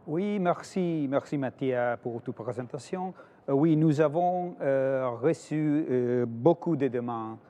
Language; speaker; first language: French; non-native, fluent; Italian